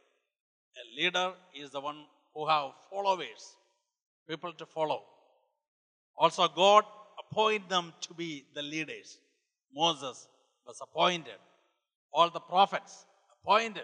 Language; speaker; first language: English; non-native, local second language; Malayalam